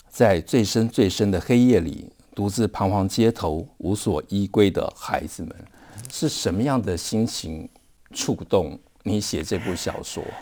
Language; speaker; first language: Chinese; native; Chinese